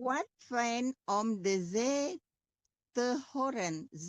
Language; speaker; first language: Dutch; non-native, learner; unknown